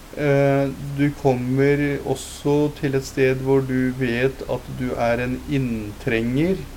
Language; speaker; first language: Norwegian; early bilingual, other home language; Punjabi